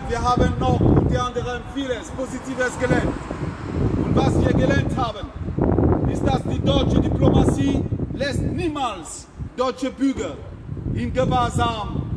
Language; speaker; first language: German; non-native, fluent; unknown